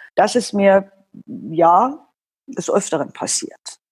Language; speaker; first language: German; non-native, fluent; Persian